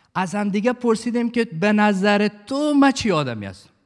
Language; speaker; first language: Persian; native; Persian